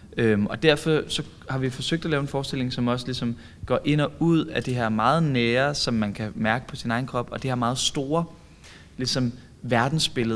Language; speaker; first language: Danish; native; Danish